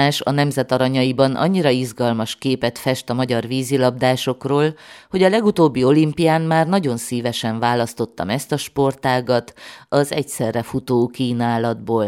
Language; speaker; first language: Hungarian; native; Hungarian